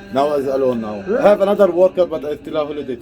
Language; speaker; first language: English; non-native, learner; Arabic